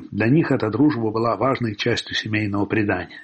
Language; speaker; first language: Russian; native; Russian